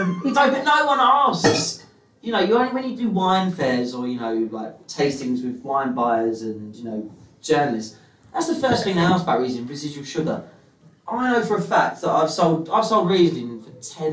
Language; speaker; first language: English; native; English